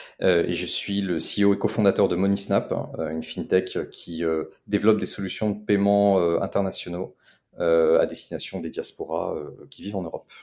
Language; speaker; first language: French; native; French